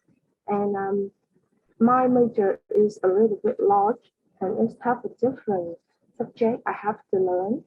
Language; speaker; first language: English; non-native, learner; Vietnamese